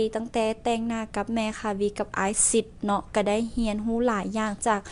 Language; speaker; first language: Lao; non-native, local second language; Hmong